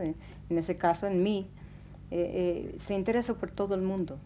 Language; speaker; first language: Spanish; non-native, fluent; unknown